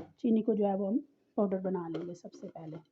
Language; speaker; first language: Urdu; non-native, local second language; Pahari-Potwari